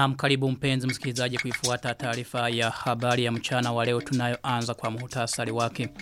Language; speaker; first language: Swahili; non-native, local second language; Rundi